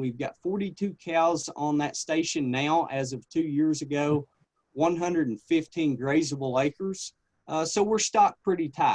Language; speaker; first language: English; native; English